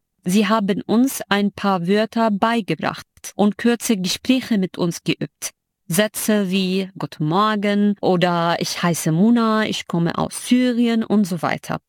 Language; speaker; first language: German; non-native, fluent; Arabic